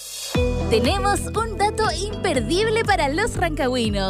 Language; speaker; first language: Spanish; native; Spanish